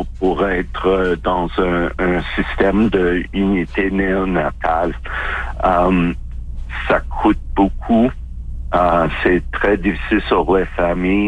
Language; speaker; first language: French; non-native, local second language; English